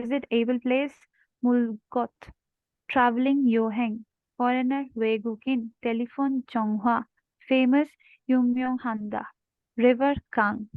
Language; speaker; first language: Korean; non-native, learner; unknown